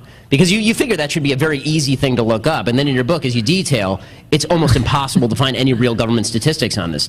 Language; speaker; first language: English; native; English